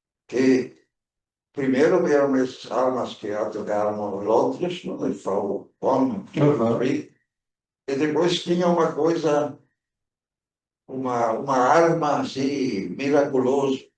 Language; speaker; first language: Portuguese; early bilingual, other home language; German